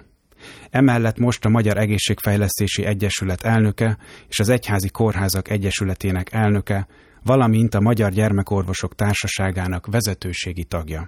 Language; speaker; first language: Hungarian; native; Hungarian